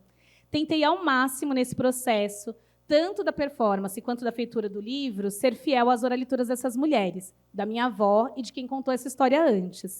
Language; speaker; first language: Portuguese; native; Portuguese